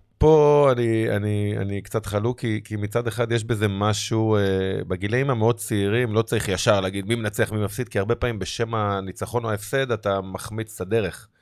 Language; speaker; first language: Hebrew; native; Hebrew